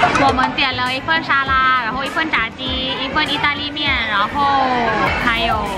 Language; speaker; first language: Chinese; non-native, fluent; Thai